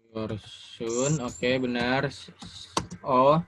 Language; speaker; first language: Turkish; non-native, fluent; Indonesian